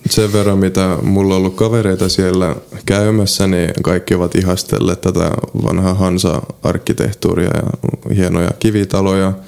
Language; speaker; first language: Finnish; early bilingual, other home language; Polish